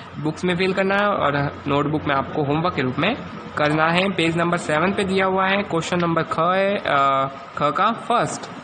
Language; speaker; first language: Hindi; native; Hindi